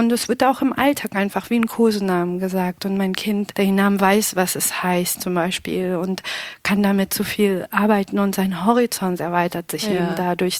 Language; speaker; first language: German; early bilingual, other home language; Pashto